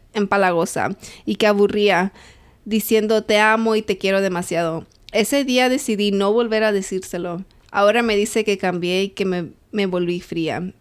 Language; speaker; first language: Spanish; early bilingual, other home language; English